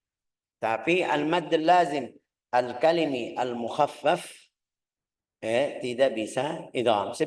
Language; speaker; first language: Indonesian; non-native, fluent; Arabic